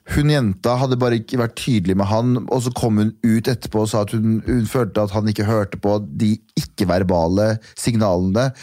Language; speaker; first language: Norwegian; early bilingual, other home language; Kurdish